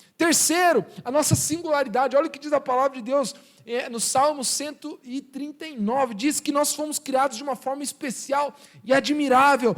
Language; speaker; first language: Portuguese; early bilingual, other home language; Spanish